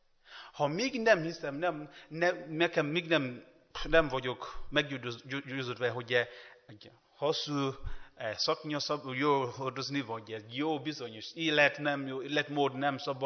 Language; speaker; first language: Hungarian; non-native, learner; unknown